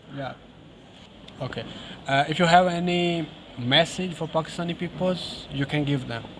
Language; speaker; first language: English; non-native, learner; Urdu